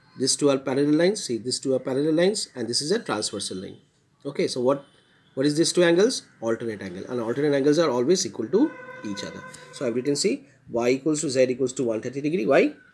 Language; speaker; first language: English; non-native, local second language; Bangla